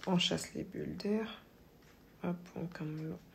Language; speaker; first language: French; non-native, local second language; Arabic